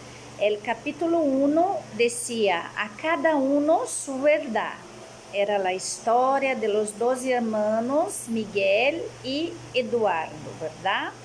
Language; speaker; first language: Spanish; non-native, fluent; Portuguese